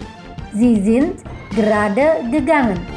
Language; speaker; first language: German; non-native, fluent; Indonesian